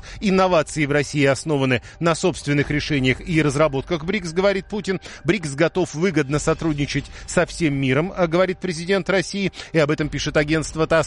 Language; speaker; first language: Russian; native; Russian